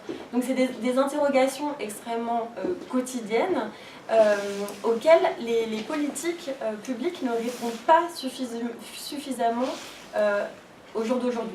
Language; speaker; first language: French; native; French